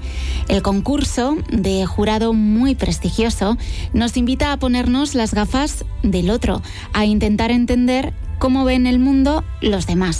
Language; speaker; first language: Spanish; native; Spanish